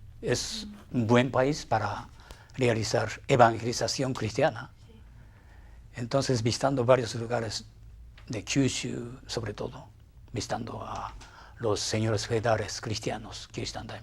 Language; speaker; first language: Spanish; non-native, fluent; Japanese